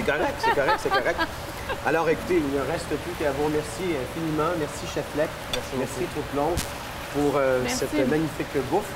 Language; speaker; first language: French; native; French